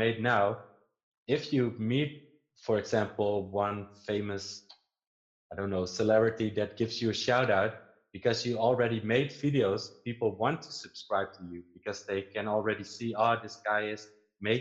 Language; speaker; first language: English; non-native, fluent; Dutch